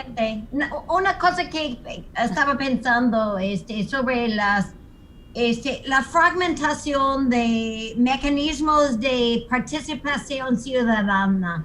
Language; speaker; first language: Spanish; non-native, fluent; English